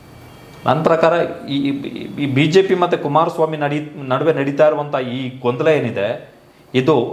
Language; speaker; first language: Kannada; native; Kannada